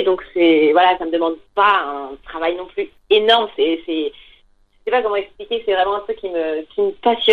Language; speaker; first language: French; native; French